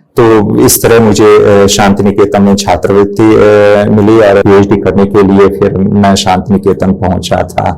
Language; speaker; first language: Hindi; non-native, fluent; Hungarian